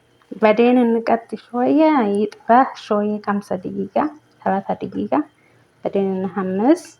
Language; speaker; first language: Arabic; non-native, learner; Amharic